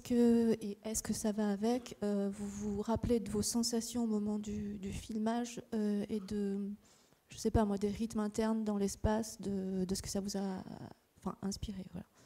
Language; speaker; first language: French; native; French